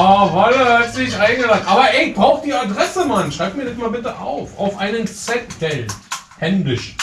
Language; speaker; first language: German; native; German